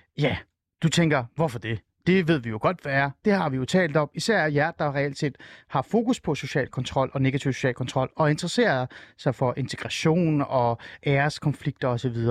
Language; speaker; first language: Danish; native; Danish